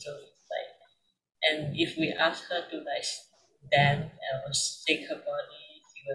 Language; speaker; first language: English; non-native, local second language; Chinese